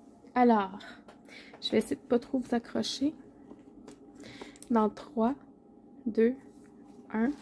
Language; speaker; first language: French; native; French